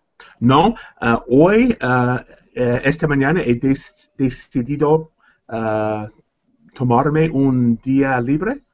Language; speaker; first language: Spanish; non-native, learner; English